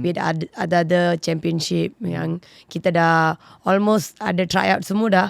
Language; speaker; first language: Malay; non-native, local second language; Tamil